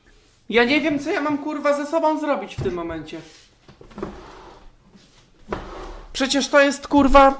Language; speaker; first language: Polish; native; Polish